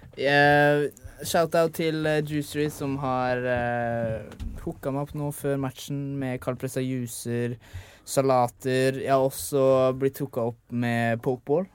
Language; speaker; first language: Norwegian; native; Norwegian